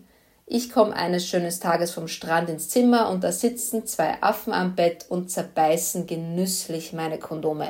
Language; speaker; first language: German; native; German